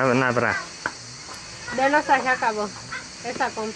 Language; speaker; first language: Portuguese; non-native, learner; Vietnamese